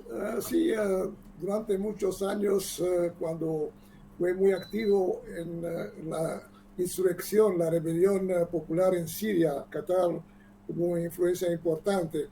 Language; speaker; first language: Spanish; non-native, learner; Hebrew